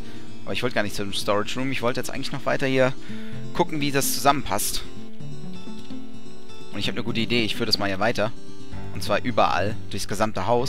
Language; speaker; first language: German; native; German